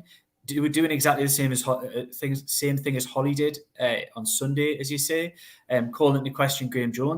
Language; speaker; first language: English; native; English